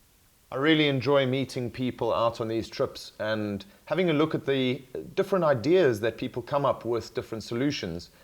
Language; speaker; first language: English; native; English